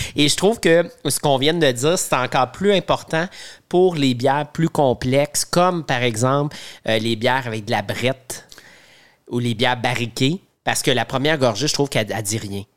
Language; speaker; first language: French; native; French